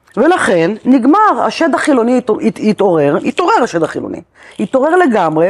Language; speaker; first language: Hebrew; native; Hebrew